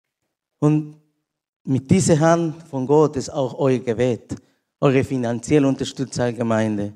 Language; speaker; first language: German; non-native, learner; Spanish